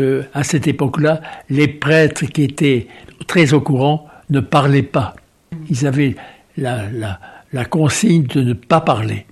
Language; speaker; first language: French; native; French